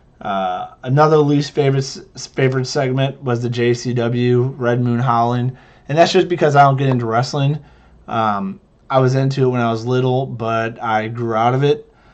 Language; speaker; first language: English; native; English